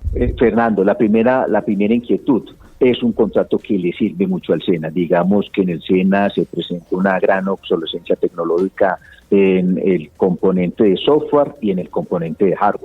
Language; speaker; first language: Spanish; native; Spanish